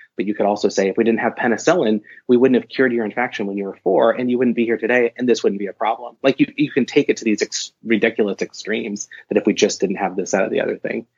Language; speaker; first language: English; native; English